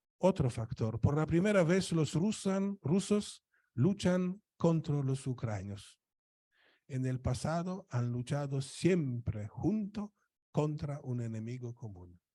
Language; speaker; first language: Spanish; non-native, fluent; Polish